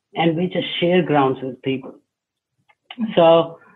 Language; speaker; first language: English; non-native, local second language; Hindi